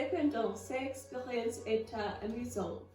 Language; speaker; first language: French; non-native, learner; English